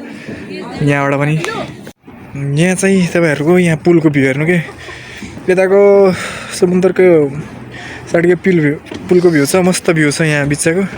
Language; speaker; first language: Nepali; non-native, local second language; Maithili